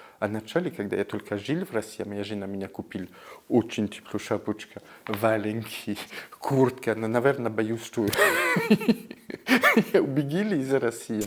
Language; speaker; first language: Russian; non-native, learner; French